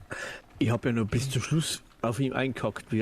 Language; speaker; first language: German; native; German